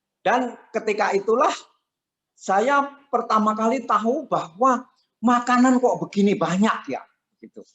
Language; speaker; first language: Indonesian; non-native, local second language; Javanese